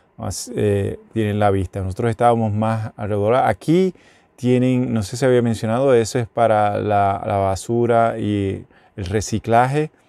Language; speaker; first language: Spanish; native; Spanish